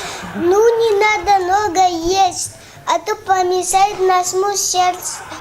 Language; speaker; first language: Russian; non-native, local second language; Tajik